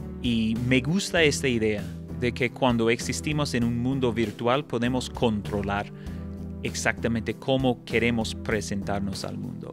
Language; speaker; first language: Spanish; non-native, fluent; English